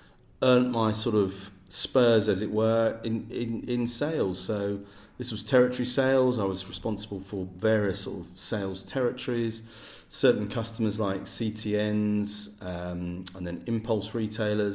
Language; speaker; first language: English; native; English